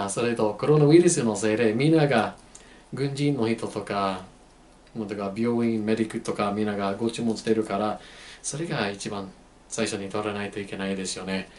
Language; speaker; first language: Japanese; non-native, fluent; English